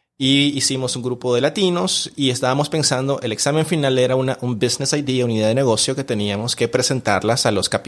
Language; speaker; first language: Spanish; native; Spanish